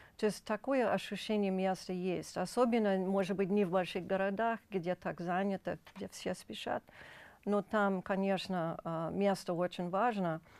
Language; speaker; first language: Russian; non-native, fluent; English